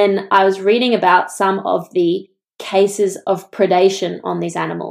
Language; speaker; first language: English; native; English